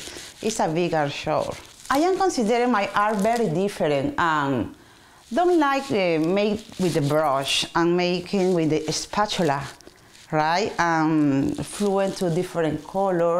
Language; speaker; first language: English; non-native, learner; Spanish